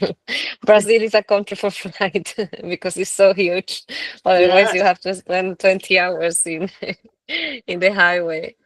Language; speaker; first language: English; non-native, fluent; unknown